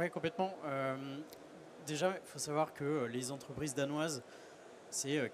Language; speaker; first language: French; native; French